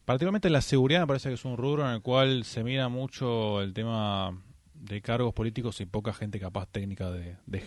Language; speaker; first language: Spanish; native; Spanish